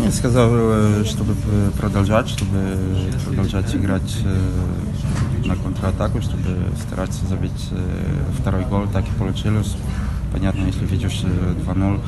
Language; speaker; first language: Russian; non-native, fluent; Polish